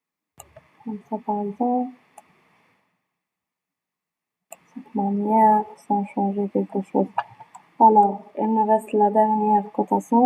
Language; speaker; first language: French; non-native, local second language; Arabic